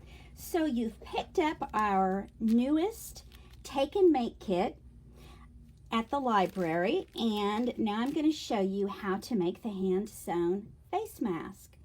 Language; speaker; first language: English; native; English